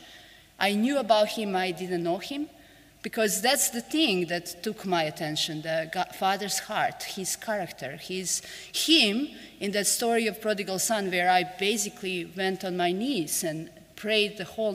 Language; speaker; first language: English; non-native, fluent; Serbian